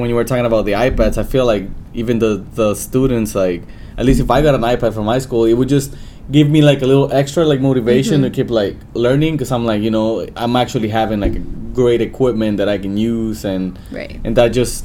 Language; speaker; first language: English; non-native, fluent; Spanish